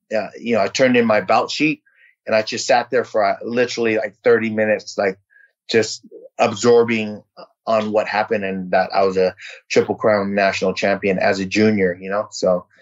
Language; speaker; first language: English; early bilingual, other home language; Vietnamese